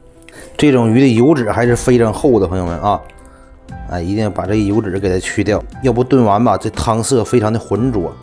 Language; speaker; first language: Chinese; native; Chinese